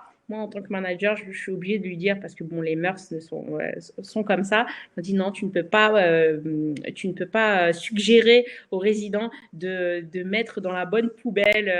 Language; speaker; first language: French; native; French